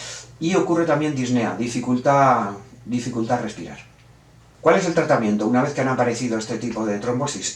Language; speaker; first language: Spanish; native; Spanish